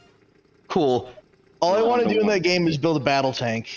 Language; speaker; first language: English; native; English